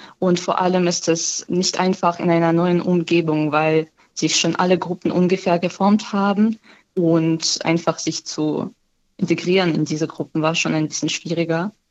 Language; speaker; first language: German; non-native, fluent; Ukrainian